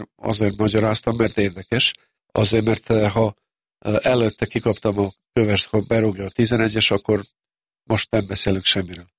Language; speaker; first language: Hungarian; non-native, fluent; Serbian